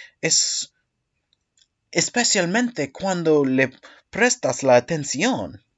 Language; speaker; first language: Spanish; non-native, learner; English